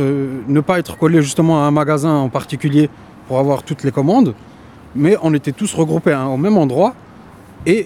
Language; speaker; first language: French; native; French